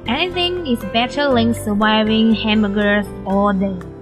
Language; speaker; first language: English; non-native, fluent; Chinese